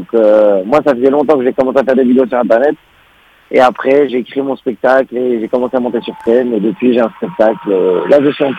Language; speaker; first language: French; non-native, local second language; Arabic